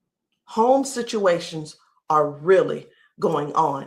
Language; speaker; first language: English; native; English